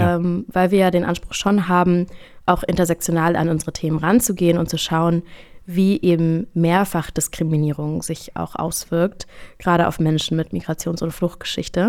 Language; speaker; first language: German; native; German